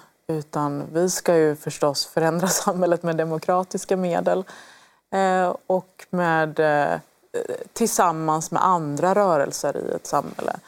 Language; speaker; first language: Swedish; early bilingual, other home language; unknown